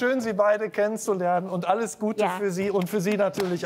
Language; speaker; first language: German; native; German